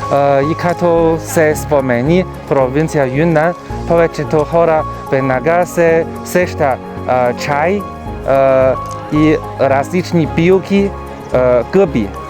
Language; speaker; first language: Bulgarian; non-native, fluent; Chinese